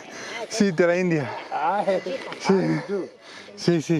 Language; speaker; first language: Spanish; non-native, learner; English